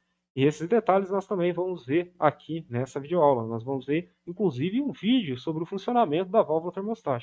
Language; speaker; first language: Portuguese; native; Portuguese